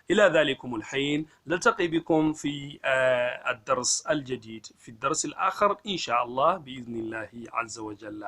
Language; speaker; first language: Arabic; non-native, fluent; Hausa